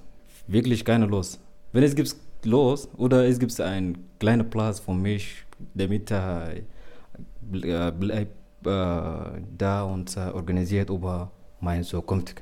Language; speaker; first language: German; non-native, learner; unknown